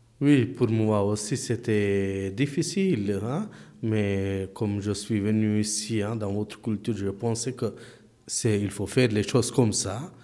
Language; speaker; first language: French; non-native, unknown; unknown